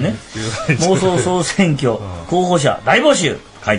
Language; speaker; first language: Japanese; native; Japanese